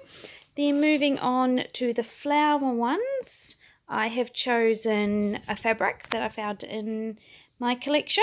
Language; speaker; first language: English; native; English